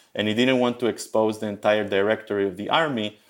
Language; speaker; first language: English; early bilingual, other home language; Spanish